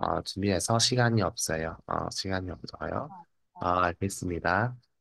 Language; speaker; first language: Korean; non-native, fluent; Vietnamese